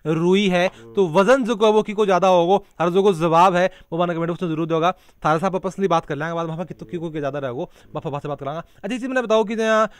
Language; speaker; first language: Hindi; native; Hindi